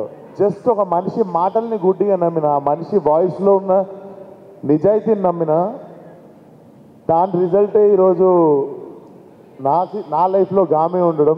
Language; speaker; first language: Telugu; native; Telugu